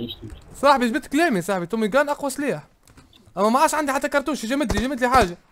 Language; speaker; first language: Arabic; native; Arabic